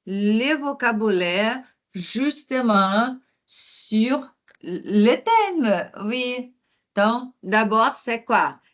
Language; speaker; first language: French; non-native, fluent; Portuguese